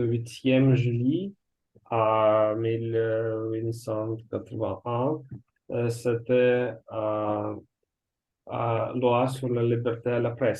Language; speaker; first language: French; non-native, learner; Russian